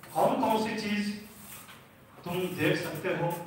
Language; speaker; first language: Hindi; non-native, local second language; Telugu